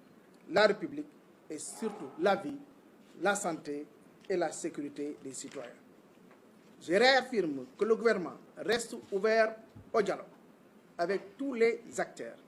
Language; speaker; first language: French; non-native, local second language; Wolof